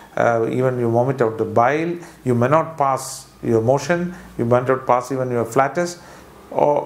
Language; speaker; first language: English; non-native, local second language; Malayalam